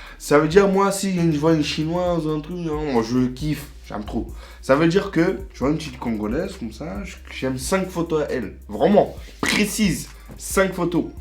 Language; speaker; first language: French; native; French